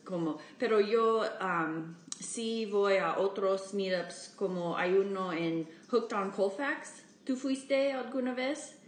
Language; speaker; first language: Spanish; non-native, fluent; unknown